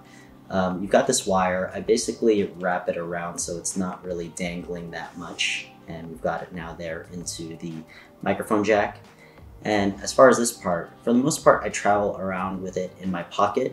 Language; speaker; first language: English; native; English